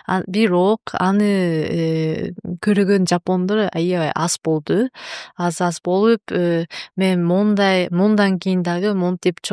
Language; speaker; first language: Kyrgyz; non-native, learner; Japanese